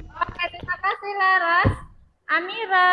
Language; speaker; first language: Indonesian; native; Indonesian